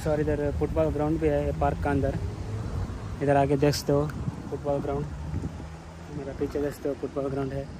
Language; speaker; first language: Hindi; non-native, local second language; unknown